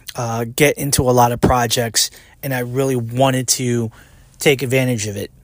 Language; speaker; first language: English; native; English